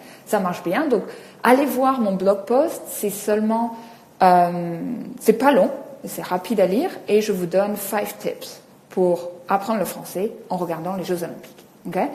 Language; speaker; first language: French; native; French